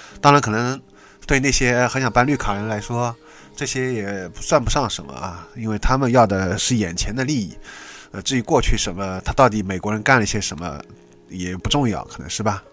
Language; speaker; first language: Chinese; native; Chinese